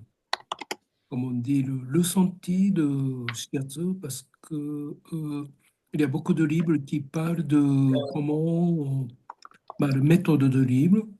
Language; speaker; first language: French; non-native, learner; Japanese